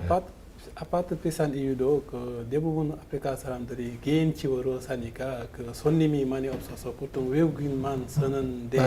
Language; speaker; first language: Korean; non-native, fluent; Wolof